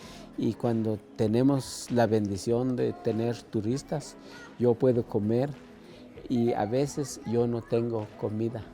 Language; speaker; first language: Spanish; non-native, local second language; Kʼicheʼ